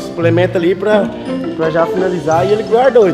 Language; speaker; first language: Portuguese; native; Portuguese